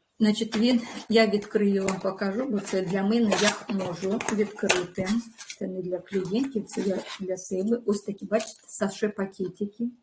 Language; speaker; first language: Ukrainian; non-native, local second language; Russian